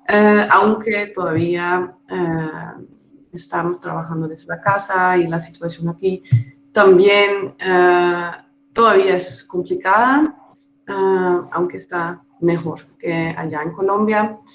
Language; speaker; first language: Spanish; non-native, fluent; Dutch